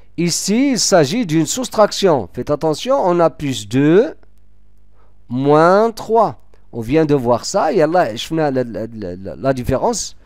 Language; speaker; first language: French; non-native, local second language; Arabic